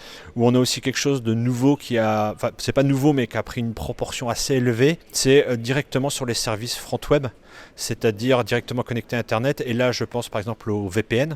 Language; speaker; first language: French; native; French